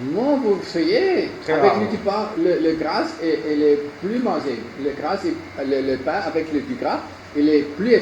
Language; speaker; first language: French; non-native, learner; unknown